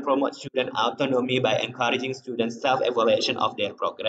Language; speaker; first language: English; non-native, fluent; Indonesian